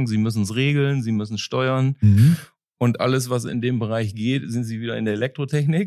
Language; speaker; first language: German; native; German